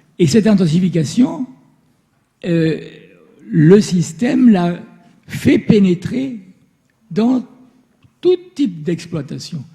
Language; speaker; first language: French; native; French